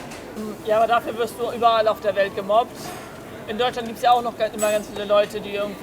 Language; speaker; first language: German; native; German